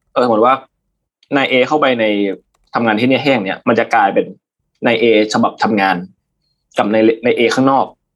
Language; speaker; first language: Thai; native; Thai